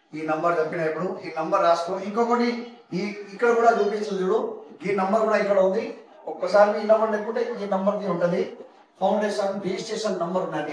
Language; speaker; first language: Telugu; non-native, local second language; Hindi